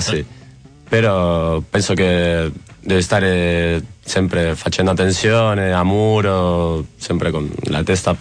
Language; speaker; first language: Italian; non-native, fluent; Spanish